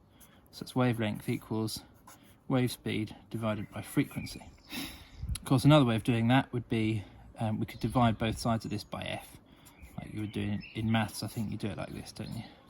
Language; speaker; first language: English; native; English